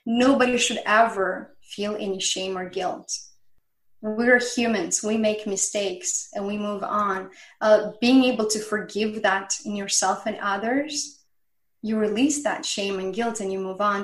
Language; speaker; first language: English; non-native, fluent; Romanian